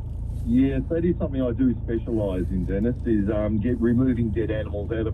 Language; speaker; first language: English; native; English